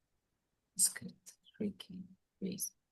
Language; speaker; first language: English; non-native, learner; Vietnamese